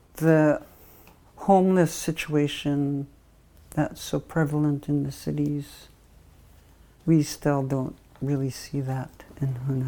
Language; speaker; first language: English; native; English